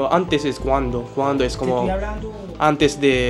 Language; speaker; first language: Spanish; non-native, learner; Japanese